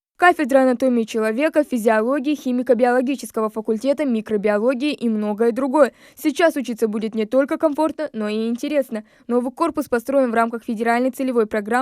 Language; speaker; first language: Russian; native; Russian